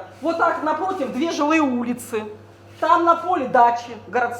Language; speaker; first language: Russian; native; Russian